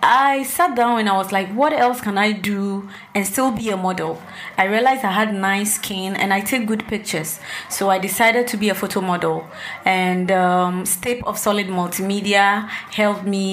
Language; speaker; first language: English; non-native, local second language; Ewe